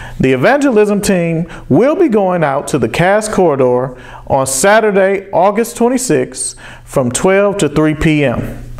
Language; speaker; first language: English; native; English